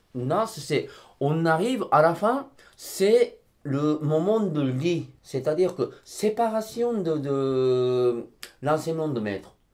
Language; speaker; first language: French; non-native, fluent; Japanese